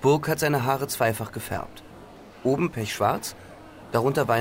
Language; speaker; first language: German; native; German